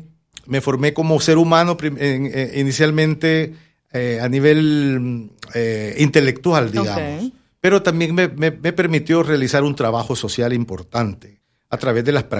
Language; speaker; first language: Spanish; native; Spanish